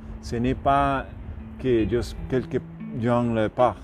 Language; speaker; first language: French; non-native, learner; Spanish